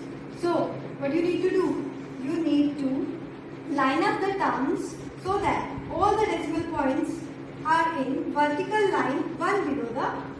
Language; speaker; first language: English; non-native, local second language; Hindi